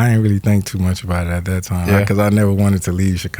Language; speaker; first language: English; native; English